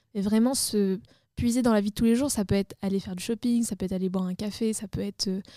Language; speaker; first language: French; native; French